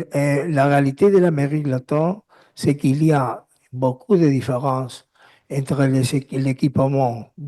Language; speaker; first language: French; non-native, learner; Spanish